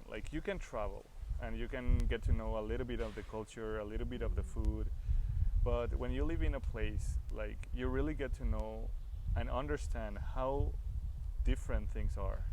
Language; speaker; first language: English; non-native, fluent; Spanish